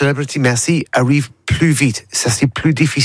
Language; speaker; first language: French; non-native, learner; English